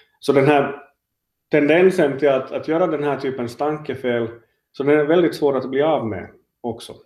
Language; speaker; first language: Swedish; native; Swedish